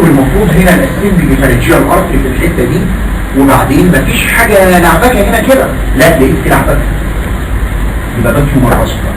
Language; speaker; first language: Arabic; native; Arabic